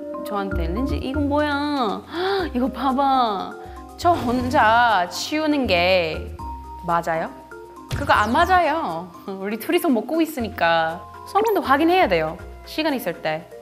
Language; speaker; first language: Korean; non-native, learner; English